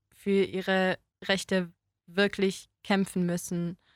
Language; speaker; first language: German; early bilingual, other home language; Polish